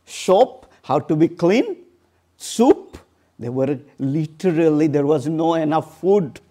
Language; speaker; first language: English; non-native, local second language; Odia